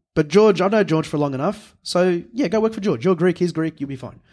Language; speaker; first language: English; native; English